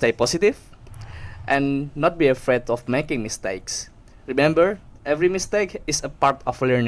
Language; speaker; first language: English; non-native, learner; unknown